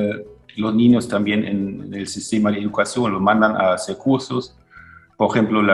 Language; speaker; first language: Spanish; non-native, fluent; German